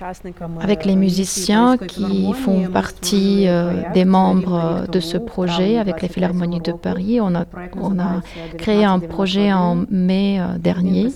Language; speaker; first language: French; non-native, fluent; Ukrainian